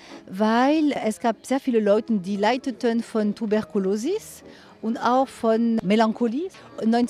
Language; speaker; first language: German; non-native, fluent; French